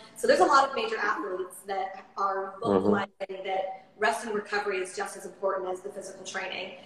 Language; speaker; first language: English; native; English